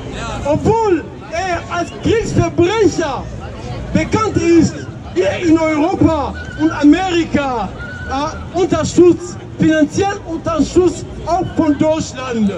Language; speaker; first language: German; non-native, fluent; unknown